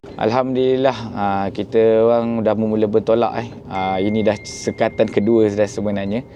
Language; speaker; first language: Malay; native; Malay